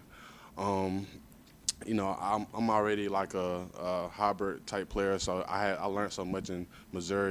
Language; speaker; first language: English; native; English